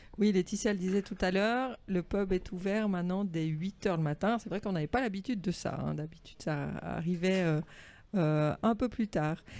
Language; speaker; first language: French; native; French